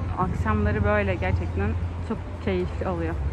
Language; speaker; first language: Turkish; native; Turkish